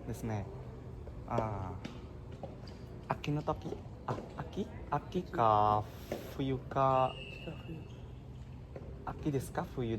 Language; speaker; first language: Japanese; non-native, learner; Indonesian